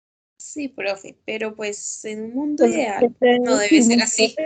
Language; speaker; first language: Spanish; native; Spanish